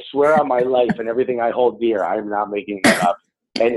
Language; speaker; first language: English; early bilingual, other home language; Spanish